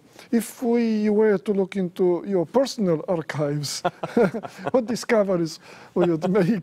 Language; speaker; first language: English; non-native, fluent; Romanian